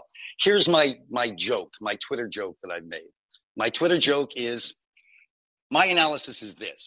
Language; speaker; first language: English; non-native, fluent; French